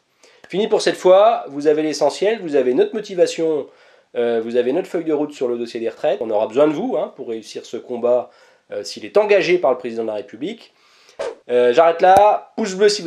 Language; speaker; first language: French; native; French